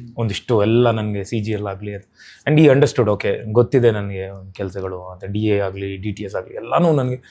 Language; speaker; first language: Kannada; native; Kannada